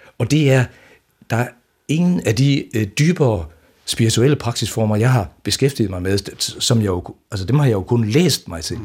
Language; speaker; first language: Danish; native; Danish